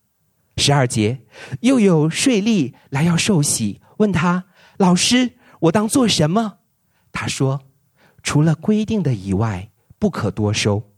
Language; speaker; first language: Chinese; native; Chinese